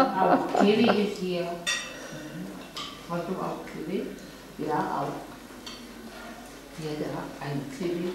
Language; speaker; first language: German; non-native, learner; Czech